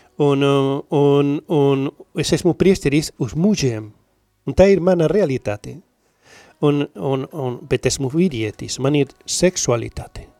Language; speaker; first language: Latvian; non-native, learner; Spanish